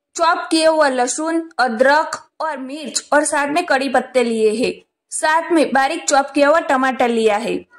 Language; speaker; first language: Hindi; non-native, local second language; Gujarati